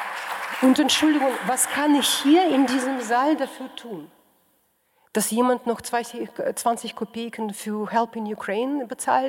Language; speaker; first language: German; non-native, fluent; Russian